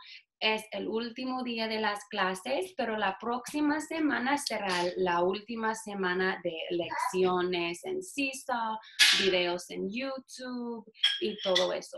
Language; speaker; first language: Spanish; non-native, fluent; English